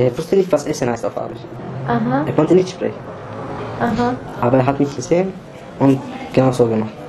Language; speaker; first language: German; non-native, learner; Arabic